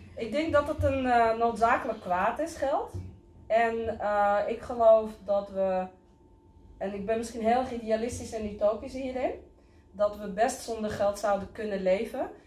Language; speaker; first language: Dutch; early bilingual, other home language; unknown